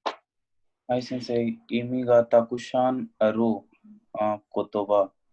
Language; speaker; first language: Japanese; non-native, learner; Hindi